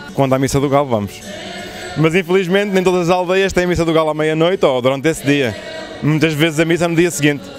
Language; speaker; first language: Portuguese; native; Portuguese